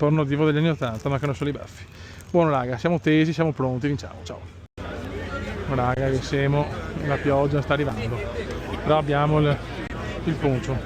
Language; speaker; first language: Italian; native; Italian